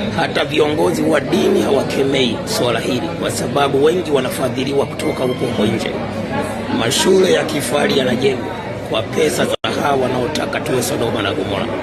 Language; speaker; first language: Swahili; native; Swahili